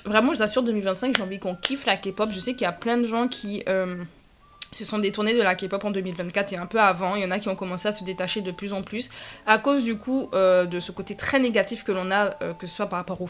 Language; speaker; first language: French; native; French